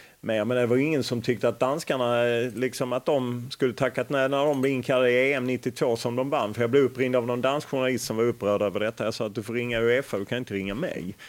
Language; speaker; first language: Swedish; native; Swedish